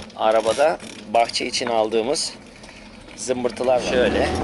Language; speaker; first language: Turkish; early bilingual, heritage; Turkish